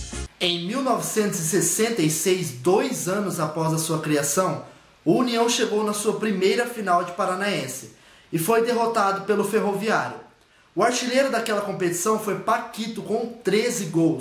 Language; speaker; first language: Portuguese; native; Portuguese